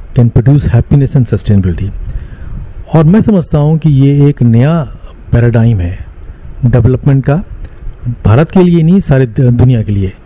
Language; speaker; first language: Hindi; native; Hindi